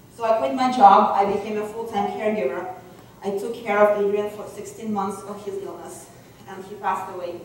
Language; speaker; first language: English; non-native, fluent; Russian